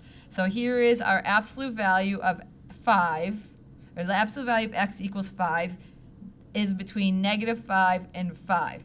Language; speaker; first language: English; native; English